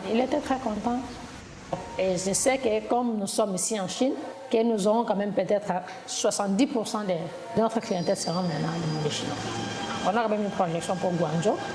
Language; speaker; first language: French; non-native, local second language; Lingala